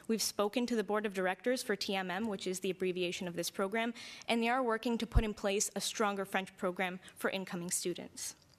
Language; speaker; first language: English; early bilingual, other home language; Romanian